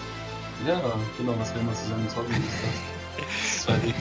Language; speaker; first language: German; native; German